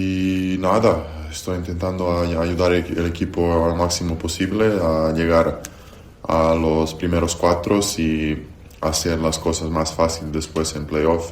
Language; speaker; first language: Spanish; non-native, fluent; Serbian